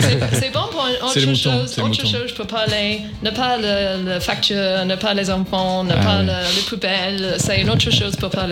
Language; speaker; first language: French; non-native, learner; English